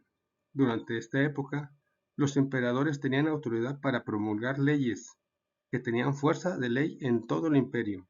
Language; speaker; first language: Spanish; native; Spanish